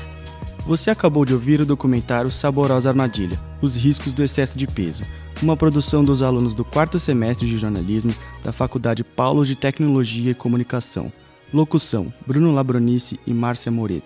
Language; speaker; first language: Portuguese; native; Portuguese